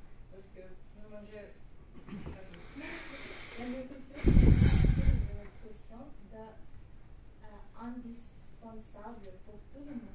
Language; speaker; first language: French; non-native, learner; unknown